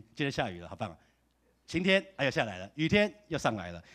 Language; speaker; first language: Chinese; native; Chinese